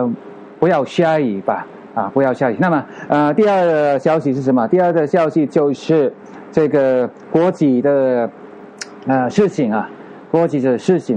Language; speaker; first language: Chinese; non-native, fluent; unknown